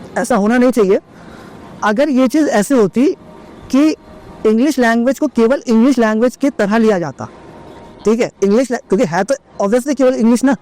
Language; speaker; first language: Hindi; native; Hindi